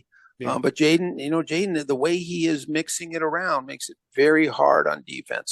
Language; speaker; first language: English; native; English